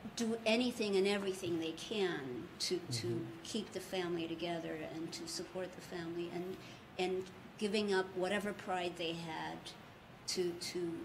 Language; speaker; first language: English; early bilingual, other home language; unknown